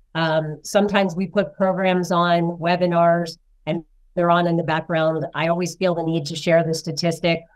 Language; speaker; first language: English; native; English